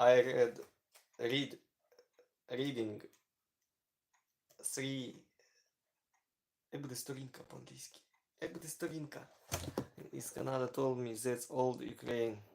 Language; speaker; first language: English; non-native, learner; Ukrainian